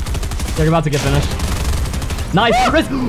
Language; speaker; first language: English; native; English